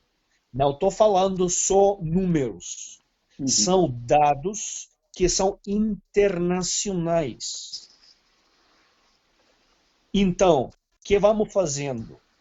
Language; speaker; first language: Portuguese; non-native, fluent; Serbian